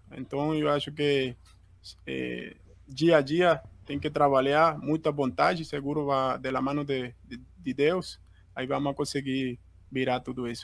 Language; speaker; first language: Portuguese; non-native, fluent; Spanish